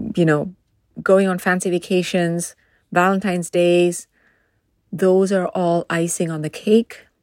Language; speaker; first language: English; non-native, local second language; Tamil